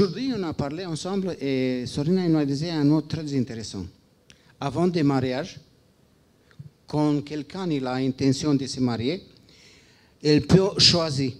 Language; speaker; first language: French; non-native, fluent; Romanian